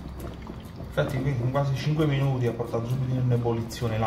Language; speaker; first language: Italian; native; Italian